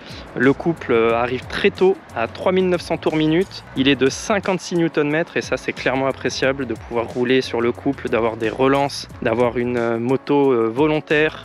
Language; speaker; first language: French; native; French